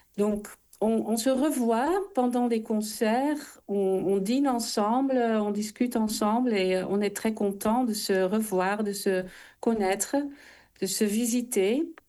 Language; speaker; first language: French; non-native, fluent; Dutch